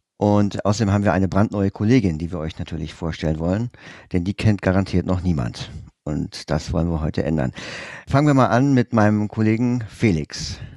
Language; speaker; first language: German; native; German